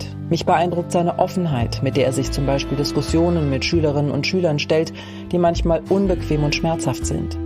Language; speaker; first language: German; native; German